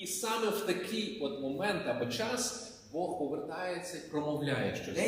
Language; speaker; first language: Ukrainian; native; Ukrainian